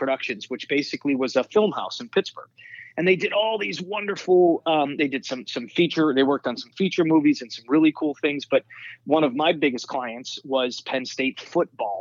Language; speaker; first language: English; native; English